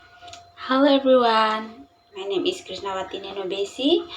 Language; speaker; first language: English; non-native, learner; Indonesian